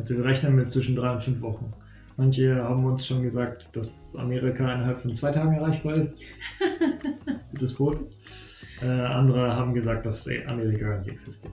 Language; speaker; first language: German; native; German